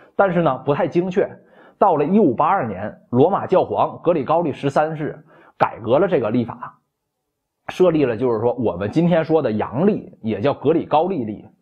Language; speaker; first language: Chinese; native; Chinese